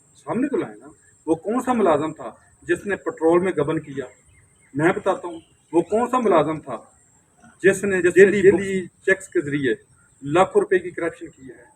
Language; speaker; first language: Urdu; non-native, local second language; Punjabi